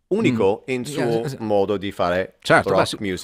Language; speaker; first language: Italian; non-native, learner; English